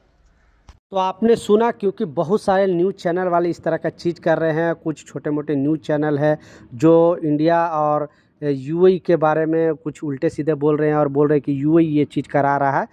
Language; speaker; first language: Hindi; native; Hindi